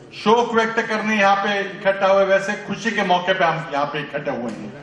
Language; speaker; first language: Hindi; non-native, local second language; Marathi